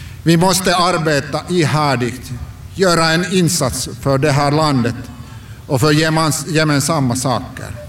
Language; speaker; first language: Swedish; non-native, local second language; Finnish